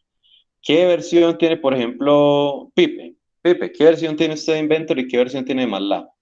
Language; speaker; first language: Spanish; native; Spanish